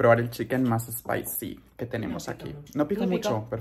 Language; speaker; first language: Spanish; native; Spanish